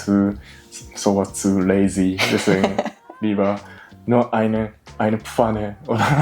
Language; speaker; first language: German; non-native, learner; Japanese